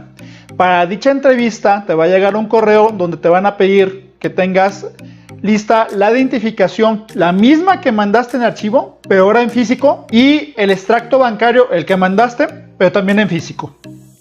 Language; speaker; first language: Spanish; native; Spanish